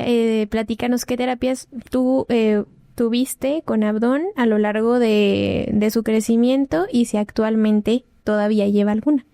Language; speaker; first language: Spanish; native; Spanish